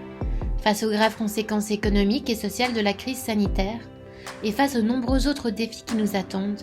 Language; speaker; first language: French; native; French